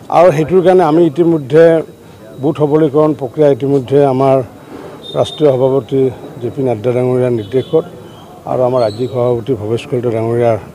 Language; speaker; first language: Assamese; native; Assamese